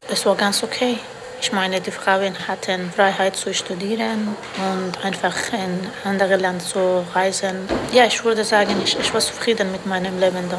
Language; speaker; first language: German; non-native, fluent; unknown